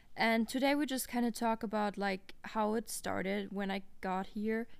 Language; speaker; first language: English; non-native, fluent; German